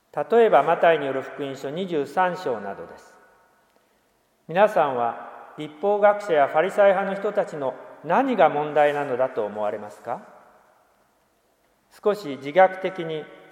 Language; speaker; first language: Japanese; native; Japanese